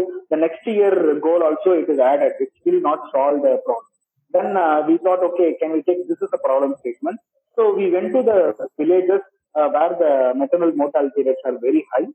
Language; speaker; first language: English; non-native, local second language; Tamil